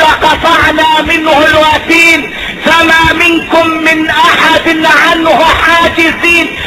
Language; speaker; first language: Arabic; native; Arabic